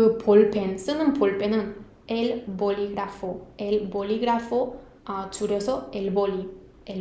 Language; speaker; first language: Spanish; non-native, fluent; Korean